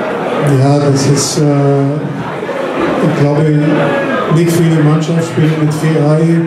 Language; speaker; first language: German; non-native, fluent; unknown